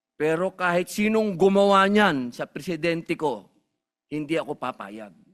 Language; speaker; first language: Filipino; native; Filipino